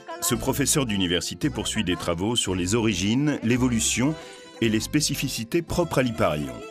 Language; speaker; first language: French; native; French